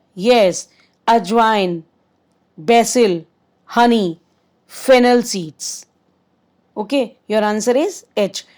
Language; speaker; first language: Hindi; native; Hindi